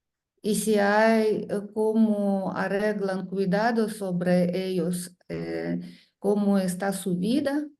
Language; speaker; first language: Spanish; non-native, learner; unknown